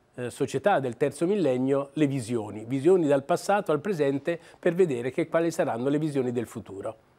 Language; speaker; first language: Italian; native; Italian